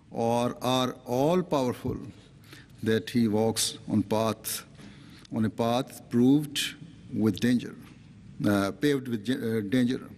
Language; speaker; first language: English; non-native, local second language; Urdu